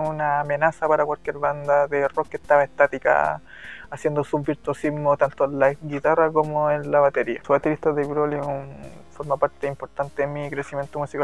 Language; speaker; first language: Spanish; native; Spanish